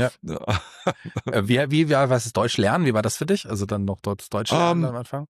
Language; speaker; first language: German; native; German